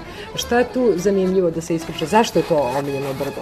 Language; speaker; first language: Serbian; native; Serbian